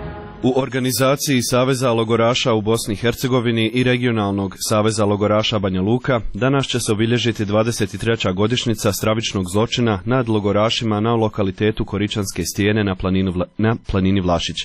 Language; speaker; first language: Croatian; native; Croatian